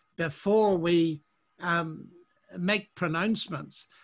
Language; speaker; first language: English; native; English